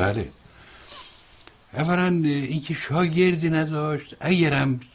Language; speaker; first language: Persian; native; Persian